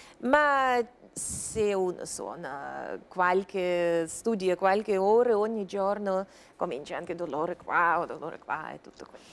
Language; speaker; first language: Italian; non-native, learner; Russian